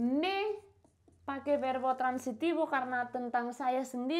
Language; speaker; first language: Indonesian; non-native, fluent; Spanish